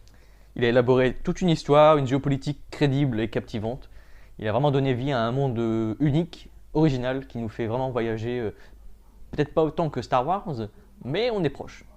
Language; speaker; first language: French; native; French